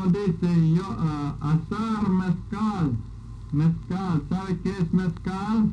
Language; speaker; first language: Spanish; non-native, fluent; English